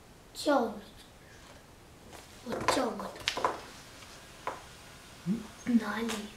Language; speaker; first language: Chinese; early bilingual, heritage; Chinese